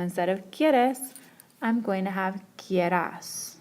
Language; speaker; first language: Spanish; non-native, fluent; English